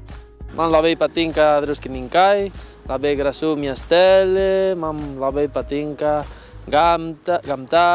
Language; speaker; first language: Lithuanian; non-native, learner; Spanish